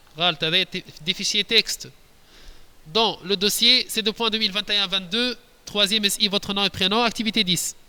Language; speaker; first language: French; non-native, local second language; Arabic